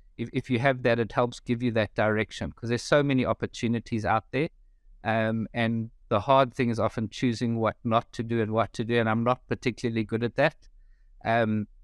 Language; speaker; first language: English; native; English